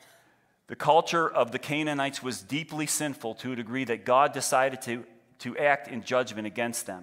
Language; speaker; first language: English; native; English